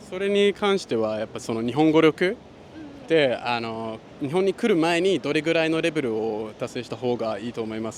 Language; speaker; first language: Japanese; non-native, fluent; English